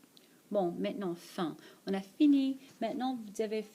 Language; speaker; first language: French; non-native, fluent; English